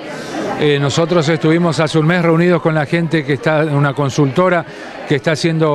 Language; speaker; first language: Spanish; native; Spanish